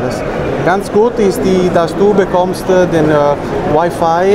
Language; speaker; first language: German; non-native, learner; Italian